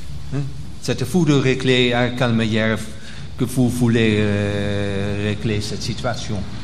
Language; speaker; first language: French; non-native, local second language; Dutch